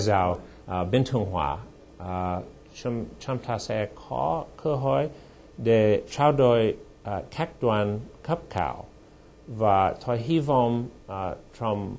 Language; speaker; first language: Vietnamese; non-native, fluent; English